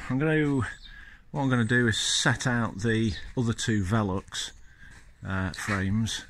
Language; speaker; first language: English; native; English